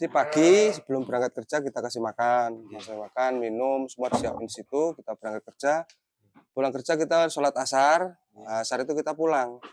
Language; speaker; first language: Indonesian; non-native, local second language; Javanese